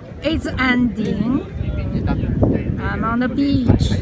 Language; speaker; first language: English; non-native, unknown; Chinese